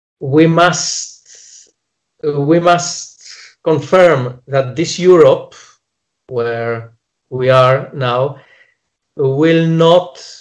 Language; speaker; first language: English; non-native, fluent; Polish